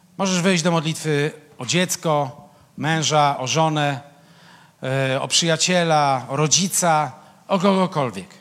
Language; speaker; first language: Polish; native; Polish